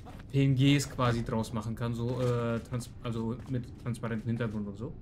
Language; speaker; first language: German; native; German